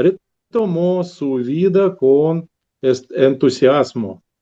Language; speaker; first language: Spanish; non-native, learner; Russian